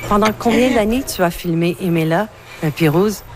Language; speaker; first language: French; native; French